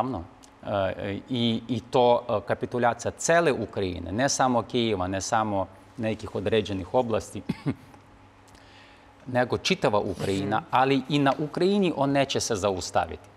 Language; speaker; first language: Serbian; non-native, fluent; Ukrainian